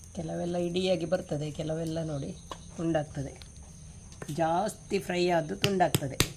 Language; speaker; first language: Kannada; native; Kannada